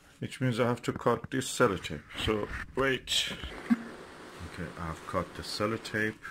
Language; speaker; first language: English; non-native, fluent; Persian